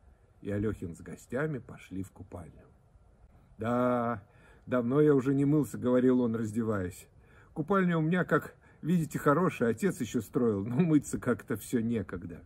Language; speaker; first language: Russian; native; Russian